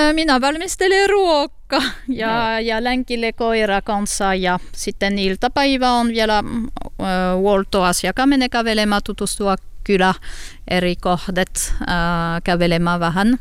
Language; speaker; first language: Finnish; non-native, learner; French